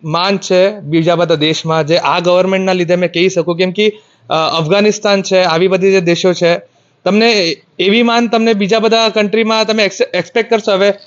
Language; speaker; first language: Gujarati; non-native, local second language; Marathi